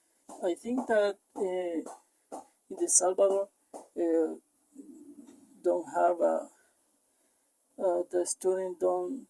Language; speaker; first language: English; non-native, learner; Spanish